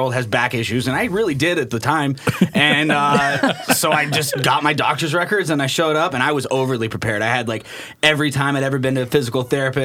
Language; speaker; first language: English; native; English